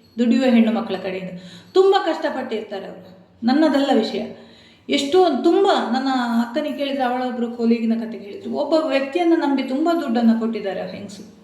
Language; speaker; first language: Kannada; non-native, local second language; Tulu